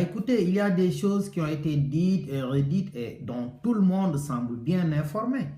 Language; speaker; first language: French; non-native, local second language; Wolof